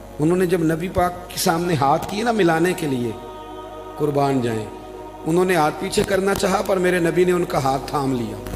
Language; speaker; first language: Urdu; non-native, local second language; Punjabi